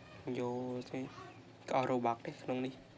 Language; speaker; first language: Khmer; native; Khmer